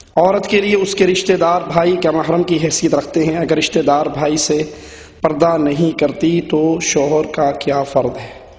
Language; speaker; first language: Urdu; non-native, local second language; Punjabi